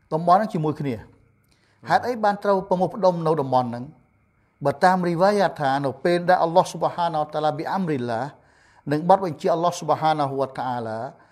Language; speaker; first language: Khmer; non-native, local second language; Eastern Cham